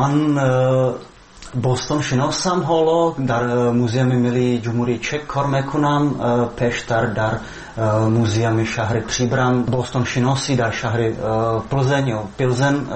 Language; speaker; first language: Persian; non-native, fluent; Czech